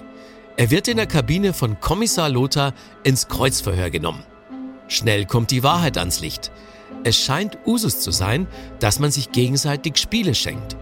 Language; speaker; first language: German; native; German